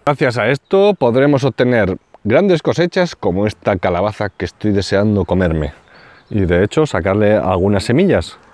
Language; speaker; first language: Spanish; native; Spanish